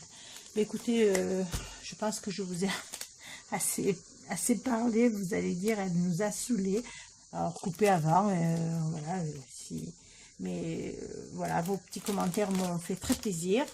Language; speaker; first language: French; native; French